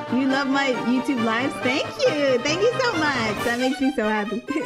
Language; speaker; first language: English; native; English